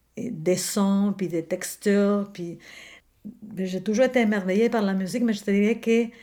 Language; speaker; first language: French; non-native, fluent; Spanish